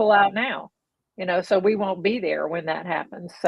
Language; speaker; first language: English; native; English